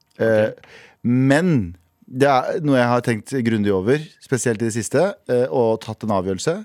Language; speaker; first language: Norwegian; early bilingual, other home language; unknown